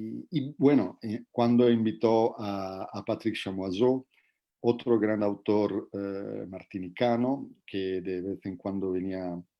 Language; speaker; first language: Spanish; non-native, fluent; Italian